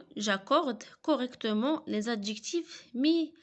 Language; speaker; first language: French; non-native, local second language; Arabic